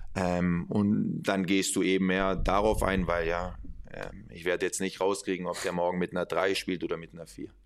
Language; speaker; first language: German; early bilingual, other home language; Spanish